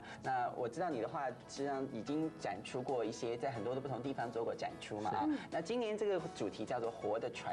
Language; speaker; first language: Chinese; native; Chinese